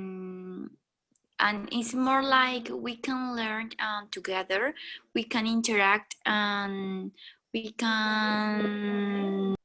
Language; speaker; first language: English; non-native, learner; Spanish